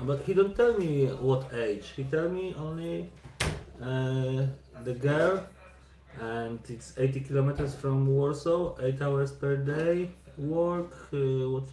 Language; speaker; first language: English; non-native, learner; Polish